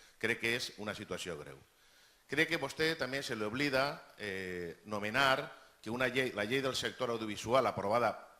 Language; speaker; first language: Catalan; native; Catalan